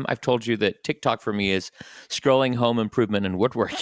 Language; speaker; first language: English; native; English